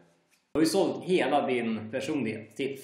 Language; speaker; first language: Swedish; native; Swedish